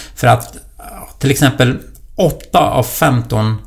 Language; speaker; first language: Swedish; non-native, fluent; Kurdish